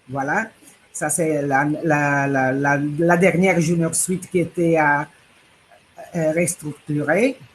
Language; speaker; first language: French; non-native, fluent; Italian